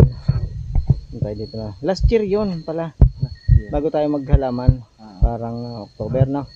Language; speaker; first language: Filipino; native; Filipino